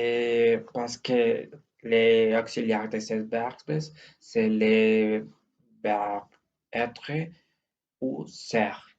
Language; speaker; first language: French; non-native, learner; Spanish